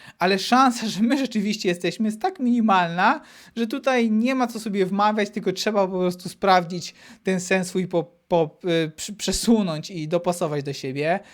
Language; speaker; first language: Polish; native; Polish